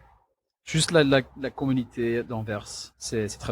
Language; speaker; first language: French; non-native, local second language; Dutch